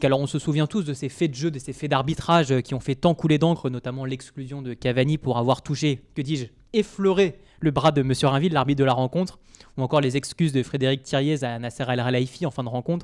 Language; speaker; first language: French; native; French